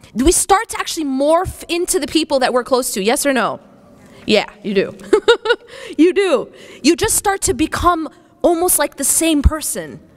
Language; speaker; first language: English; native; English